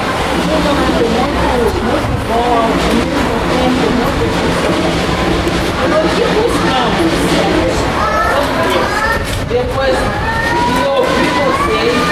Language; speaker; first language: Portuguese; non-native, learner; Haitian Creole